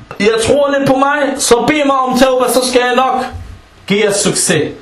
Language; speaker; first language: Danish; non-native, fluent; Arabic